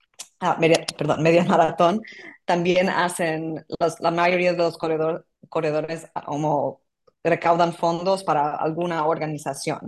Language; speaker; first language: Spanish; non-native, fluent; English